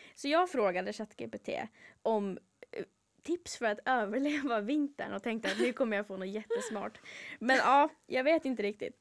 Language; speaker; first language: Swedish; native; Swedish